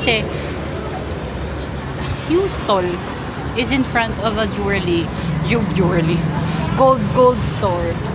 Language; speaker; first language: English; non-native, local second language; Filipino